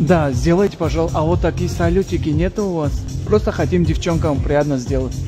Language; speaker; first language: Russian; non-native, fluent; Tajik